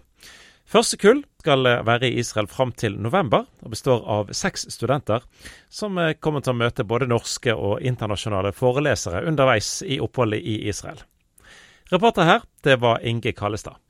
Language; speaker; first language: Norwegian; native; Norwegian